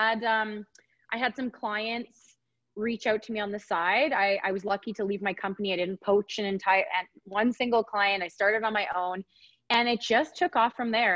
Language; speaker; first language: English; native; English